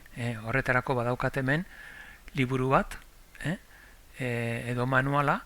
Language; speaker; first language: Basque; non-native, local second language; Spanish